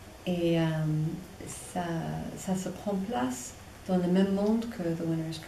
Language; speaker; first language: French; non-native, fluent; English